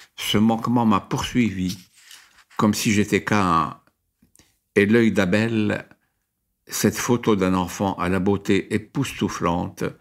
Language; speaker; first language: French; non-native, local second language; Arabic